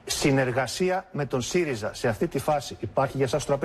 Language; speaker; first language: Greek; native; Greek